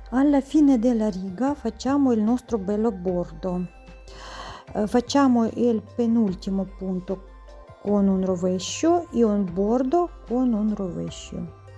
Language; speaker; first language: Italian; non-native, learner; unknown